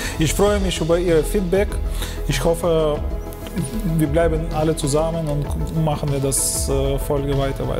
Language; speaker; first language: German; non-native, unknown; Ukrainian